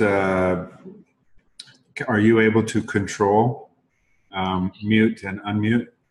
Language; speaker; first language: English; native; English